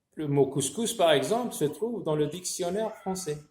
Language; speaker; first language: French; non-native, local second language; Arabic